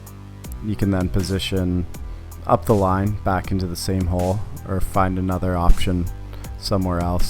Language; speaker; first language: English; native; English